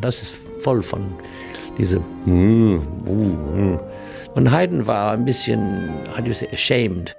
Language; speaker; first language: German; non-native, learner; English